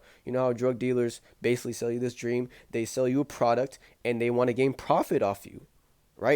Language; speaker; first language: English; native; English